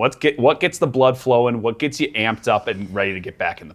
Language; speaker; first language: English; native; English